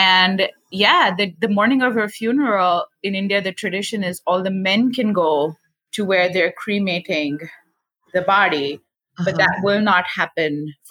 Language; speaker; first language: English; non-native, local second language; Gujarati